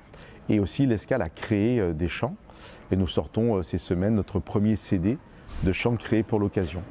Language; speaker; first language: French; native; French